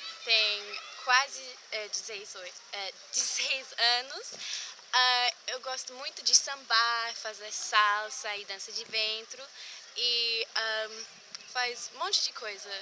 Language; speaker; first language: Portuguese; early bilingual, heritage; English